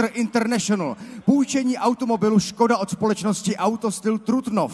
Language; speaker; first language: Czech; native; Czech